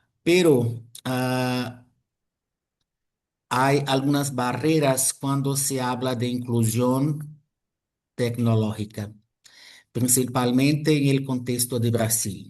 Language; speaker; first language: Spanish; non-native, fluent; Portuguese